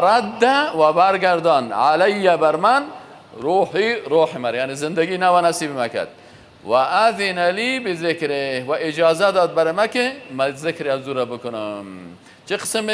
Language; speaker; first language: Persian; native; Persian